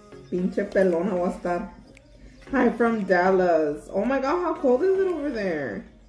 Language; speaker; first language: English; early bilingual, other home language; Spanish